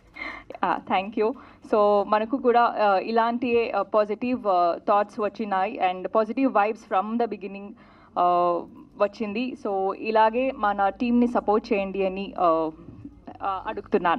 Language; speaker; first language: Telugu; non-native, learner; Kannada